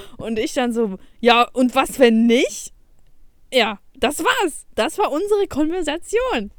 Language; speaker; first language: German; early bilingual, other home language; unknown